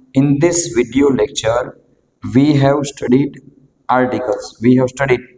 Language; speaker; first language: English; non-native, local second language; Gujarati